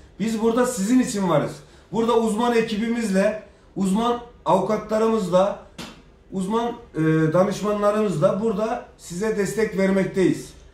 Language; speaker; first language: Turkish; native; Turkish